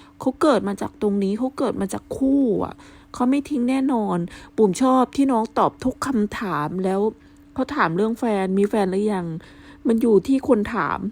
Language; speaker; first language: Thai; native; Thai